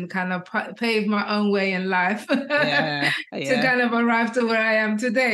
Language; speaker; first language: English; native; English